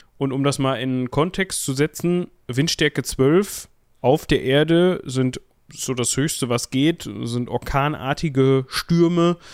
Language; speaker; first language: German; native; German